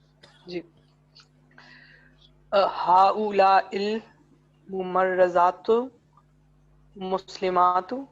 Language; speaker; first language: Arabic; non-native, learner; Urdu